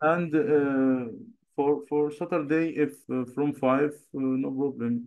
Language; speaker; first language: English; non-native, learner; Arabic